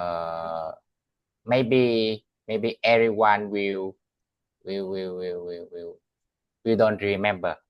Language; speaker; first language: English; non-native, learner; Vietnamese